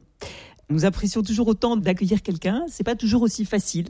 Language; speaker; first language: French; native; French